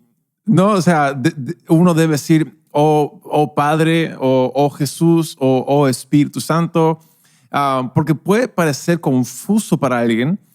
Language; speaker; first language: Spanish; non-native, local second language; English